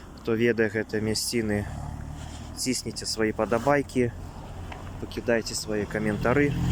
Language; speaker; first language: Belarusian; native; Belarusian